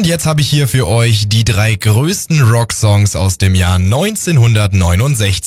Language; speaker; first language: German; native; German